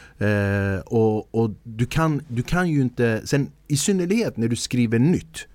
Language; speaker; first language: Swedish; early bilingual, other home language; Kurdish